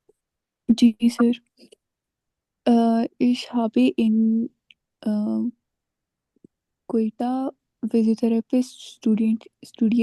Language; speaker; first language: German; non-native, learner; Urdu